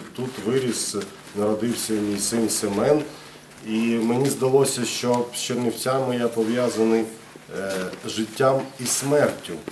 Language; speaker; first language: Ukrainian; non-native, local second language; Russian